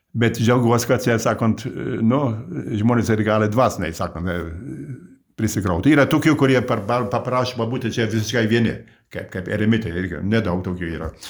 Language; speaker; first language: Lithuanian; early bilingual, heritage; Lithuanian